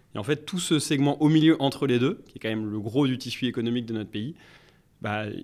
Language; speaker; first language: French; native; French